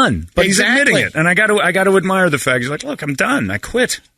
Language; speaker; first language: English; native; English